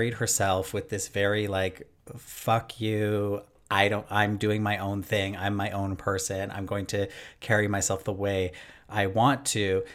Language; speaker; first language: English; native; English